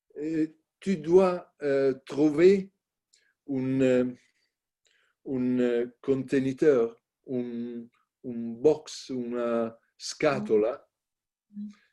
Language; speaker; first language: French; non-native, learner; Italian